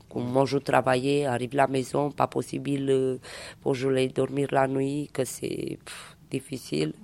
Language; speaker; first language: French; non-native, learner; Romanian